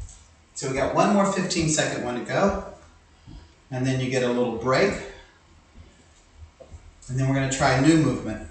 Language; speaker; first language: English; native; English